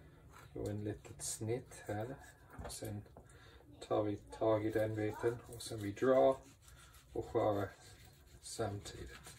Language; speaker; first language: Swedish; non-native, fluent; English